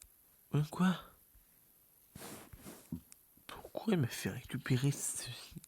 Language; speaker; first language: French; native; French